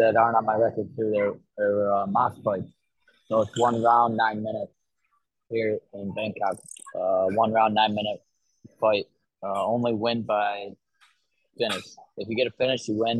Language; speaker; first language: English; native; English